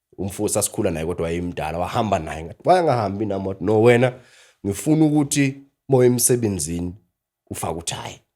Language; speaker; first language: Zulu; native; Zulu